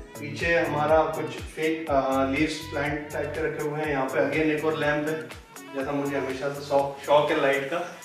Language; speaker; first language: Hindi; native; Hindi